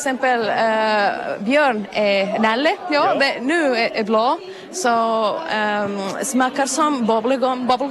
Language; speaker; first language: Swedish; non-native, learner; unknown